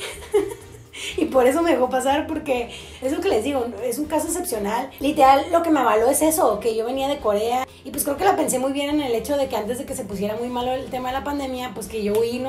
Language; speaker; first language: Spanish; native; Spanish